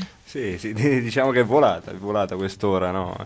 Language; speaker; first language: Italian; native; Italian